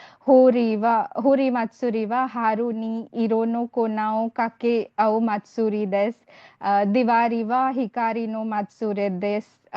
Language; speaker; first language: Japanese; non-native, learner; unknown